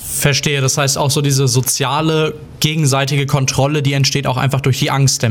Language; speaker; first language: German; native; German